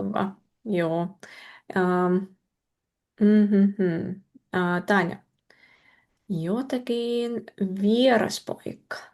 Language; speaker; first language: Finnish; non-native, fluent; Russian